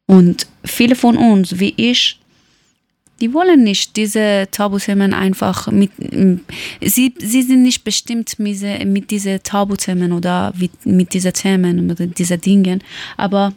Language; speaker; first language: German; non-native, learner; Persian